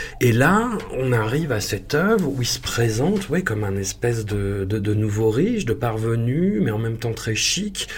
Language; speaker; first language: French; native; French